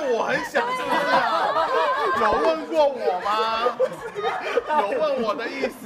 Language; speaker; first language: Chinese; native; Chinese